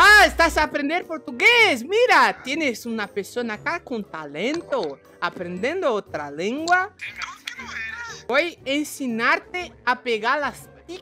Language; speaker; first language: Spanish; non-native, learner; Portuguese